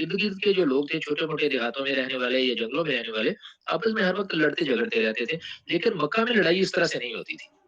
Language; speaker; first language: Urdu; non-native, local second language; Punjabi